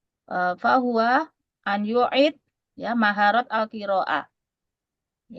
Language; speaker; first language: Arabic; non-native, fluent; Indonesian